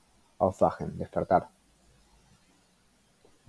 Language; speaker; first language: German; non-native, fluent; Spanish